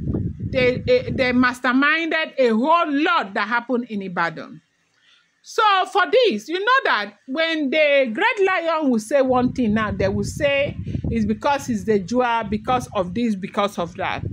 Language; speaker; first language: English; non-native, local second language; Yoruba